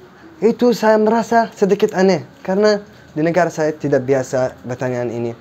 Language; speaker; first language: Indonesian; non-native, learner; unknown